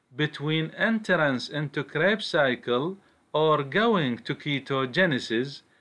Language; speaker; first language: English; non-native, fluent; Arabic